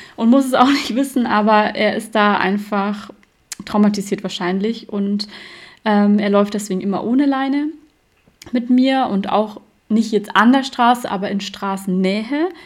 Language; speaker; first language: German; native; German